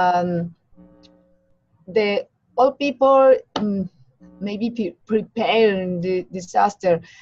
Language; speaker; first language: English; non-native, learner; Spanish